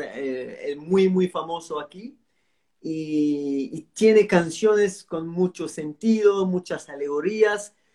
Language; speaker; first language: Spanish; non-native, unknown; French